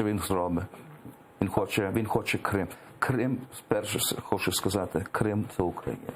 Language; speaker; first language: Ukrainian; early bilingual, heritage; English